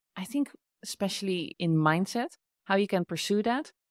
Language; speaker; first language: English; non-native, fluent; Dutch